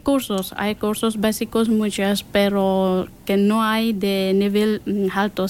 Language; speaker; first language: Spanish; non-native, learner; Persian